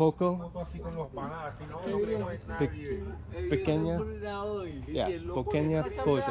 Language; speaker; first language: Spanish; non-native, learner; English